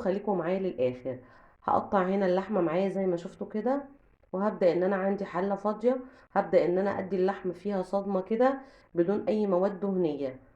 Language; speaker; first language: Arabic; native; Arabic